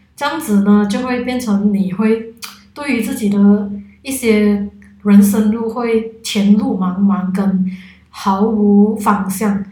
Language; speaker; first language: Chinese; non-native, local second language; Cantonese